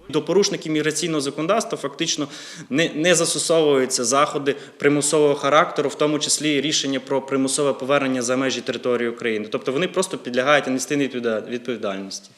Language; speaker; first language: Ukrainian; native; Ukrainian